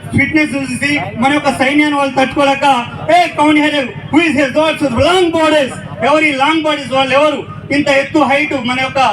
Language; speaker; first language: Telugu; non-native, local second language; Lambadi